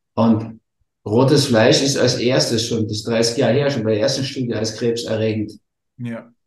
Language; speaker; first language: German; native; German